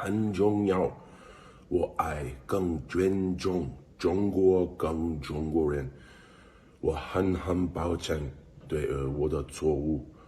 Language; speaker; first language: Chinese; non-native, learner; English